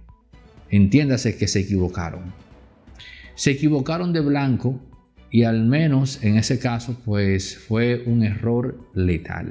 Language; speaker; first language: Spanish; native; Spanish